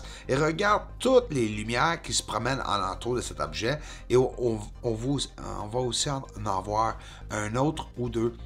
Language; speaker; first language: French; native; French